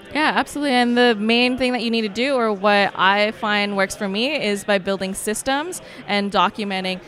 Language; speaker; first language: English; native; English